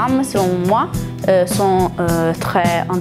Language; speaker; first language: French; non-native, learner; Italian